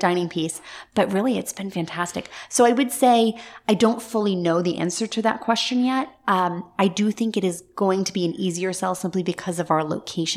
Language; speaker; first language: English; native; English